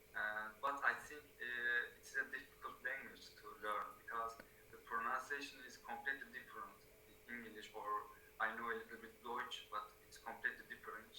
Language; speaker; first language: English; non-native, learner; Turkish